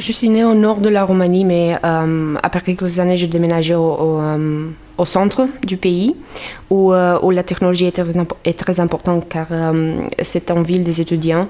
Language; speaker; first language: French; non-native, fluent; Romanian